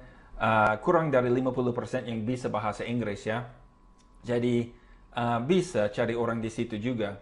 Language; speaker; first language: Indonesian; non-native, fluent; English